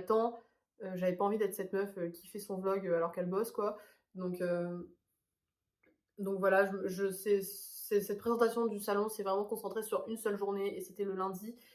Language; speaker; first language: French; native; French